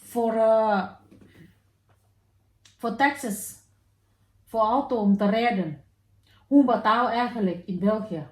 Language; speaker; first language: Dutch; non-native, learner; Thai